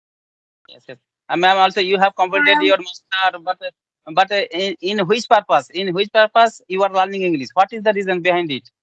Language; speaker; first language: English; non-native, learner; Bangla